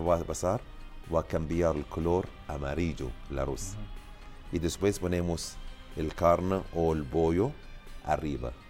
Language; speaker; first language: Spanish; non-native, learner; Arabic